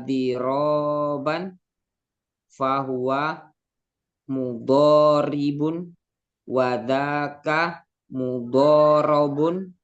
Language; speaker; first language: Arabic; non-native, learner; Indonesian